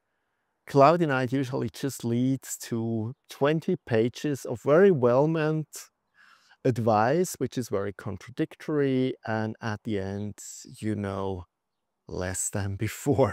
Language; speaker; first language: English; non-native, fluent; German